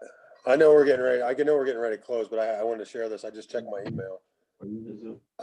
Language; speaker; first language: English; native; English